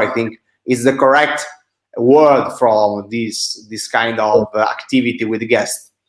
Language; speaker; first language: English; non-native, fluent; Italian